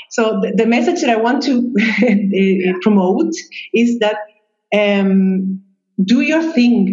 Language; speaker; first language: English; non-native, fluent; Spanish